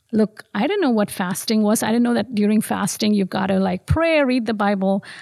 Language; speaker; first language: English; non-native, local second language; Tamil